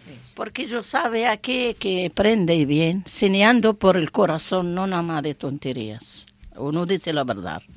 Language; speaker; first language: Spanish; non-native, learner; Arabic